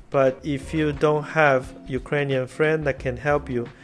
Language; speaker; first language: English; non-native, fluent; Chinese